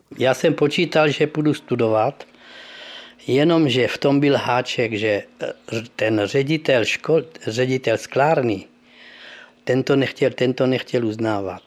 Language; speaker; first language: Czech; early bilingual, heritage; Czech